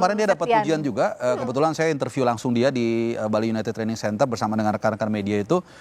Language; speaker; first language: Indonesian; native; Indonesian